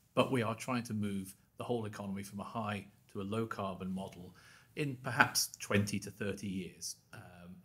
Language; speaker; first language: English; native; English